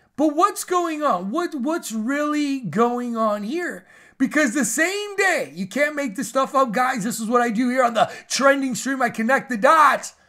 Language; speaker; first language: English; native; English